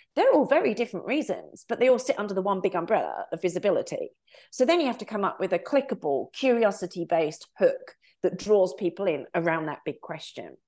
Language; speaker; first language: English; native; English